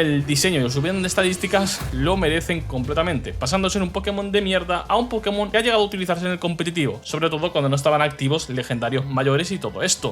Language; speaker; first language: Spanish; native; Spanish